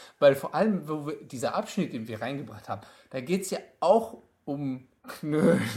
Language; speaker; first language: German; native; German